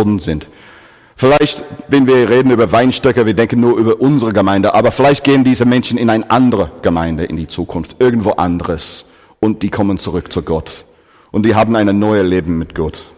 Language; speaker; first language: German; non-native, fluent; English